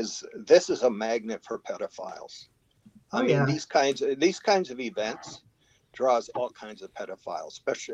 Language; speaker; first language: English; native; English